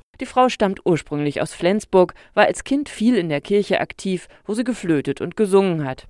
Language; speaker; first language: German; native; German